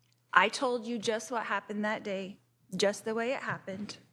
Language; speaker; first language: English; native; English